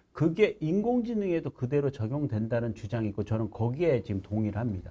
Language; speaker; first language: Korean; native; Korean